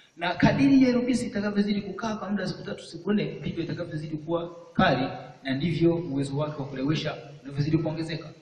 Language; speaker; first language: Swahili; non-native, local second language; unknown